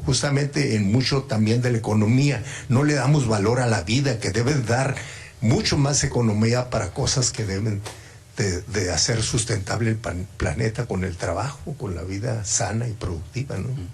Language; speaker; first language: Spanish; native; Spanish